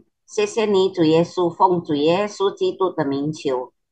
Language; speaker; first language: Chinese; early bilingual, heritage; Chinese